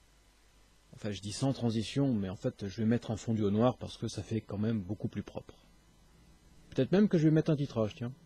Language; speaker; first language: French; native; French